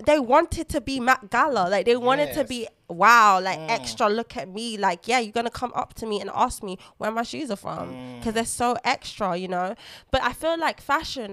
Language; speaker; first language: English; non-native, local second language; Lingala